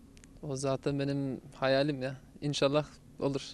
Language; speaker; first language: Turkish; early bilingual, heritage; Turkish